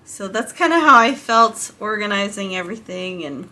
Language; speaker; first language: English; native; English